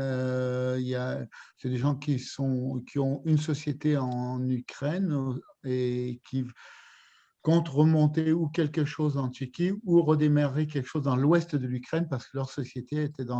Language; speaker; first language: French; native; French